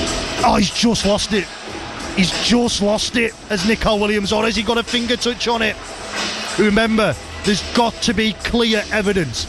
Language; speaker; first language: English; native; English